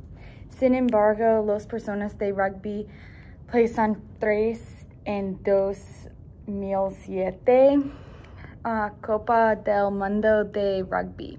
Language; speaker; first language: Spanish; non-native, learner; English